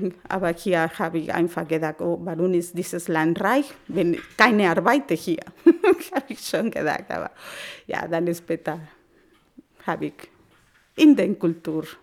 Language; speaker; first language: German; non-native, learner; Spanish